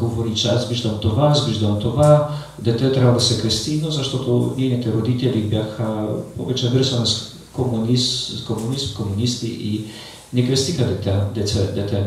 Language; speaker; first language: Bulgarian; non-native, fluent; Polish